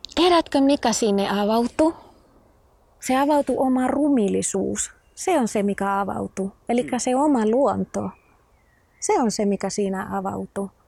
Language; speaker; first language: Finnish; non-native, fluent; Spanish